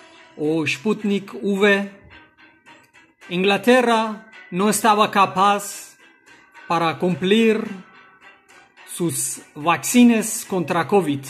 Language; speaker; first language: Spanish; non-native, fluent; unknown